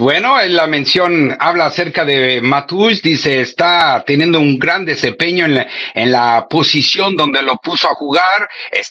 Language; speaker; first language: Spanish; native; Spanish